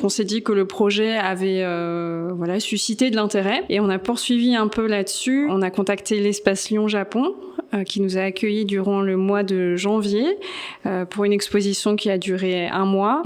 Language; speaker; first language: French; native; French